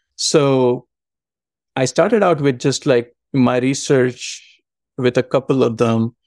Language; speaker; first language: English; non-native, local second language; Marathi